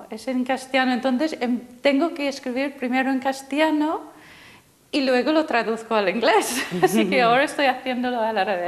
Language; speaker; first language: Spanish; non-native, fluent; English